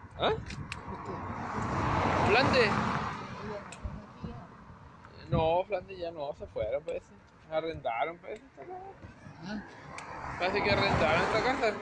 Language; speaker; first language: Spanish; native; Spanish